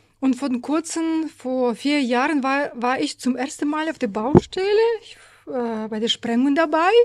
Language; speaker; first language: German; non-native, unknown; Russian